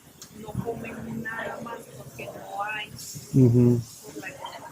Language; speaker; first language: Spanish; native; Spanish